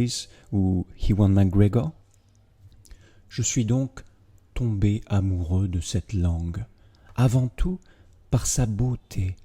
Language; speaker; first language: French; native; French